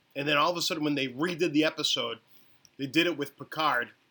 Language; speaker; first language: English; native; English